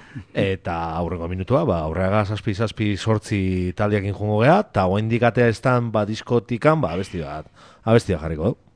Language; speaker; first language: Basque; native; Basque